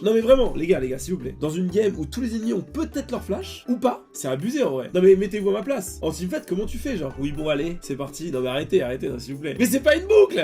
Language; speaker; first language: French; native; French